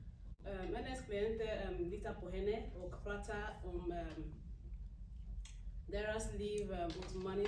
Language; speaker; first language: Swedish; non-native, learner; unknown